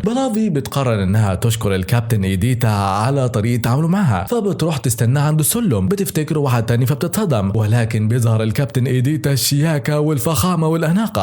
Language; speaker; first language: Arabic; native; Arabic